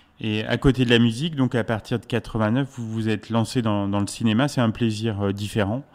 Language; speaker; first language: French; native; French